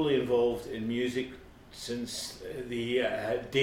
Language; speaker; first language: English; native; English